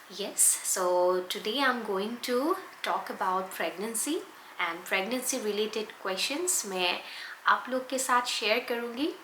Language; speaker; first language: Hindi; non-native, local second language; Assamese